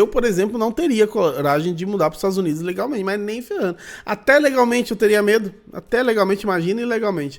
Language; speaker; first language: Portuguese; native; Portuguese